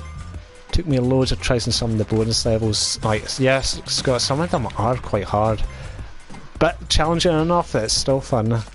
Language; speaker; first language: English; native; English